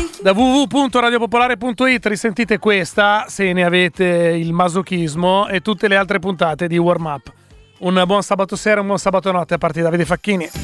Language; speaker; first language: Italian; native; Italian